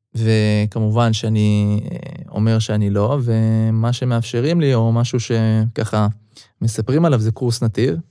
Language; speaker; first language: Hebrew; early bilingual, other home language; Russian